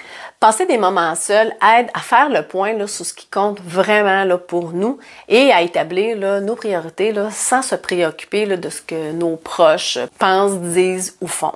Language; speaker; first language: French; native; French